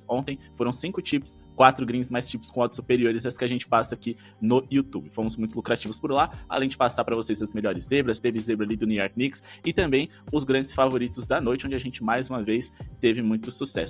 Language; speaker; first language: Portuguese; native; Portuguese